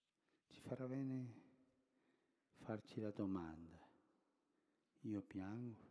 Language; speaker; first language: Italian; early bilingual, heritage; Spanish